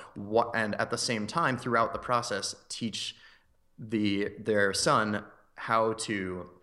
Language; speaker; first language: English; native; English